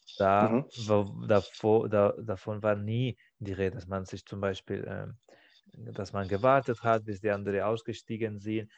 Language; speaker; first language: German; non-native, fluent; Spanish